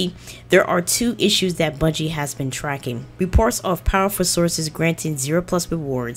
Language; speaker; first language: English; non-native, fluent; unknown